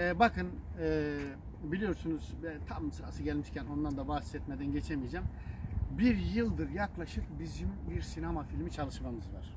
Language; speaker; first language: Turkish; non-native, local second language; Zaza